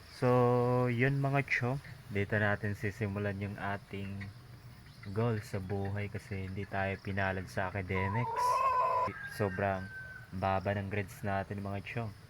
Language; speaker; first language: Filipino; non-native, local second language; Cebuano